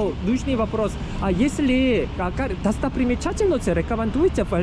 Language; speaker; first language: Russian; non-native, learner; Korean